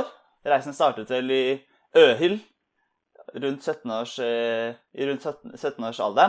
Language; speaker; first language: Norwegian; native; Norwegian